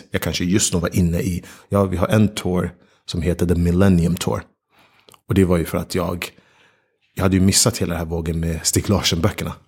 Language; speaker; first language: Swedish; early bilingual, other home language; Ganda